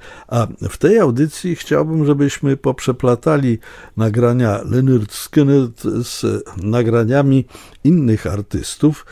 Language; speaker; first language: Polish; native; Polish